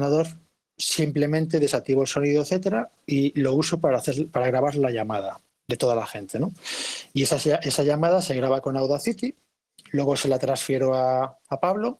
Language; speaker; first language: Spanish; native; Spanish